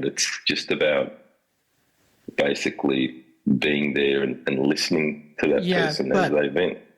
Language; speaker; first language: English; native; English